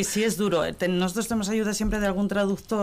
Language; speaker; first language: Spanish; native; Spanish